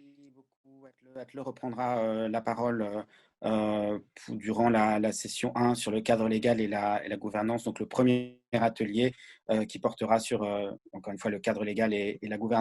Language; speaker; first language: French; native; French